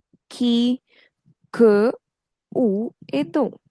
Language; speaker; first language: French; non-native, fluent; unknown